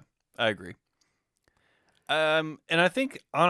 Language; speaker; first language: English; native; English